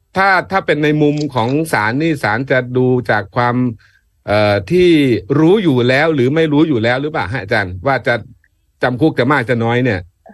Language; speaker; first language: Thai; native; Thai